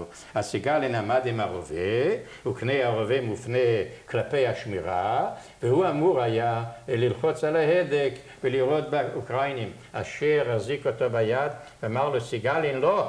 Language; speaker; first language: Hebrew; non-native, fluent; Yiddish